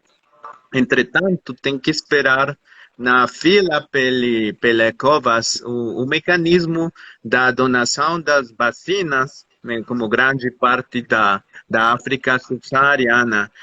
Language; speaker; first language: Portuguese; non-native, fluent; Spanish